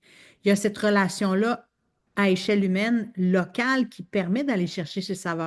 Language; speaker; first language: French; native; French